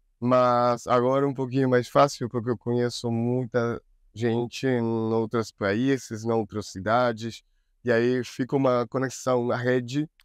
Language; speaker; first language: Portuguese; non-native, learner; Spanish